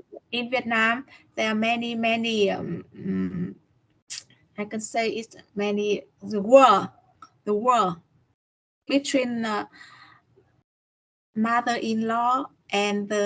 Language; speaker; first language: English; non-native, learner; Vietnamese